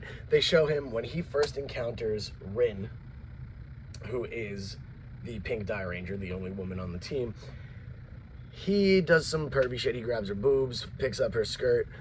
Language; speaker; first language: English; native; English